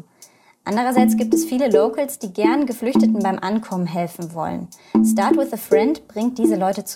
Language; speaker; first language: German; native; German